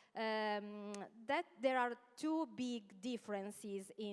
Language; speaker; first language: English; non-native, learner; Italian